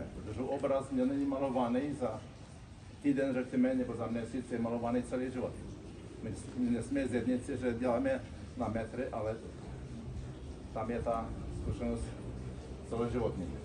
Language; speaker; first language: Czech; non-native, fluent; Romanian